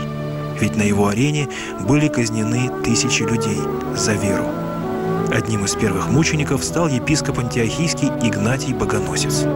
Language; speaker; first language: Russian; native; Russian